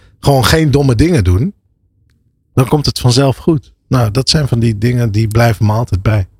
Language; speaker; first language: Dutch; early bilingual, other home language; Arabic